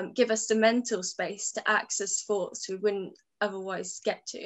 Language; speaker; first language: English; native; English